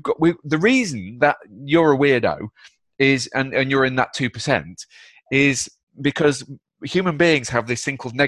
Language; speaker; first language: English; native; English